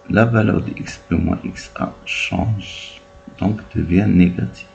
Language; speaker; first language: French; non-native, local second language; Arabic